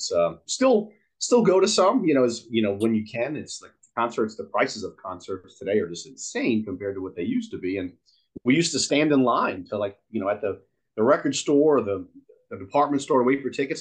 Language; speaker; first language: English; native; English